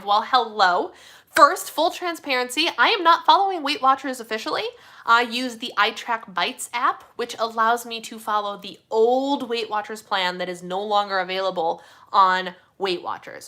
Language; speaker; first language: English; native; English